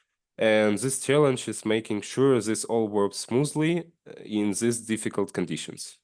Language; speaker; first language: English; non-native, fluent; Ukrainian